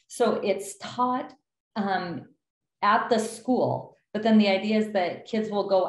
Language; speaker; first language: English; native; English